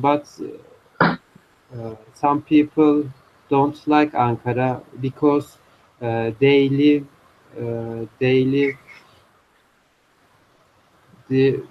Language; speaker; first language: English; non-native, learner; Turkish